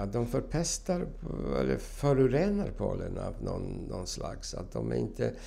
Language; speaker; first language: Swedish; non-native, fluent; Polish